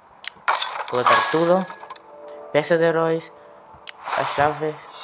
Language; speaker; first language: Portuguese; non-native, learner; Spanish